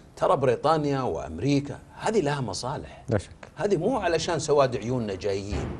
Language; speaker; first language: Arabic; native; Arabic